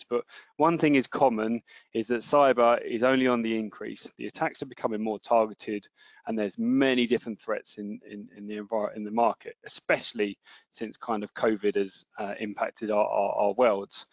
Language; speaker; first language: English; native; English